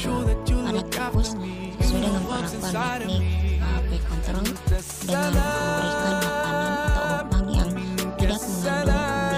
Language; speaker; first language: Indonesian; native; Indonesian